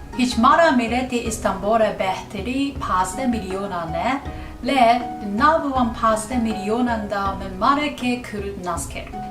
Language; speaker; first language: Kurdish; non-native, learner; Japanese